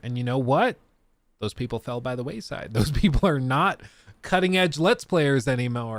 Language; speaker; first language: English; native; English